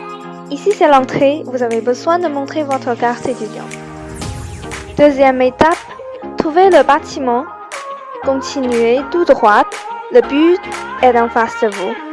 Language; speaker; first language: French; non-native, learner; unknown